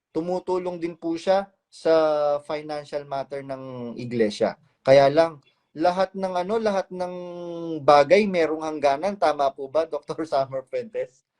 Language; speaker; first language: Filipino; native; Filipino